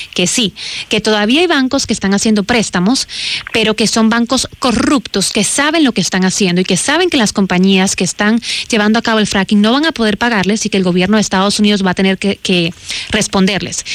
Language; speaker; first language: Spanish; native; Spanish